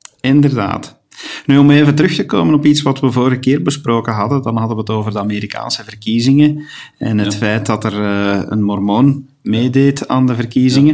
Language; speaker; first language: Dutch; native; Dutch